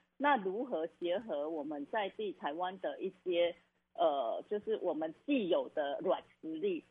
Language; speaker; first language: Chinese; non-native, fluent; Khmer